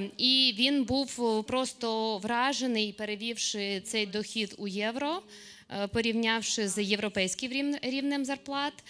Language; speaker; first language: Ukrainian; native; Ukrainian